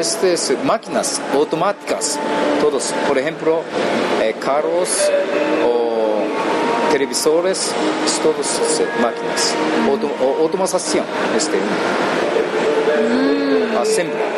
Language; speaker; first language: Spanish; non-native, learner; Japanese